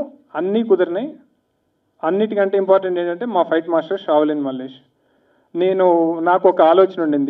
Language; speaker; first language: Telugu; native; Telugu